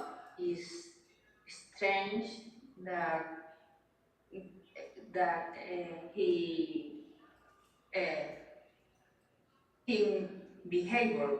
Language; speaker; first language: English; non-native, learner; Spanish